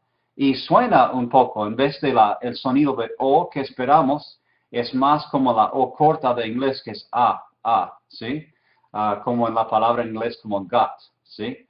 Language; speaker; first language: Spanish; non-native, fluent; English